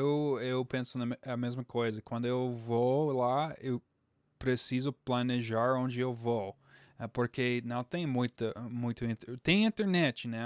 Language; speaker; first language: Portuguese; non-native, fluent; English